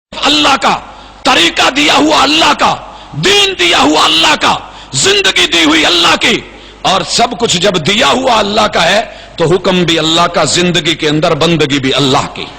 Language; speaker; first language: Urdu; non-native, local second language; Punjabi